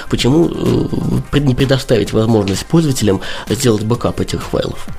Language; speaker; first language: Russian; native; Russian